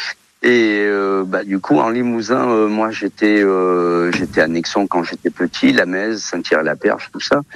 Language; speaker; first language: French; early bilingual, other home language; Portuguese